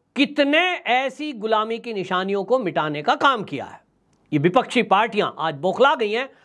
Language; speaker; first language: Hindi; native; Hindi